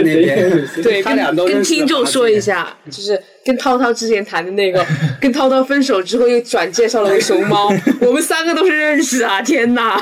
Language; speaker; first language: Chinese; native; Chinese